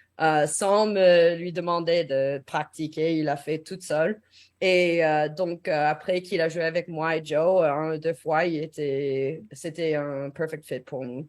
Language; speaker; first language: French; non-native, learner; English